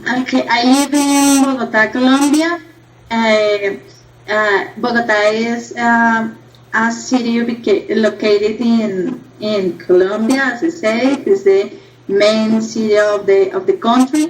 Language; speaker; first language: English; non-native, learner; Spanish